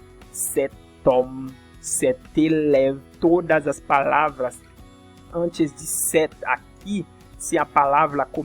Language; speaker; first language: Portuguese; non-native, fluent; French